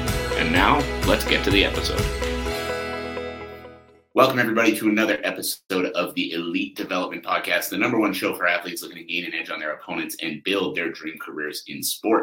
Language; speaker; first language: English; native; English